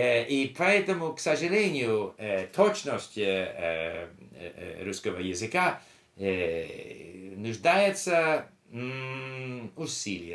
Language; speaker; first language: Russian; non-native, learner; English